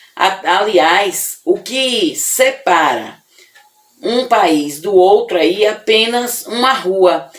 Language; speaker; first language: Portuguese; native; Portuguese